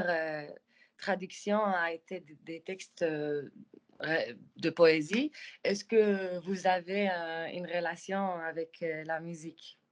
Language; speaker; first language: French; non-native, fluent; Spanish